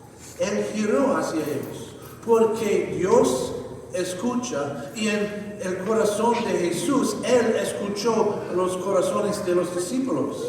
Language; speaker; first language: Spanish; non-native, fluent; English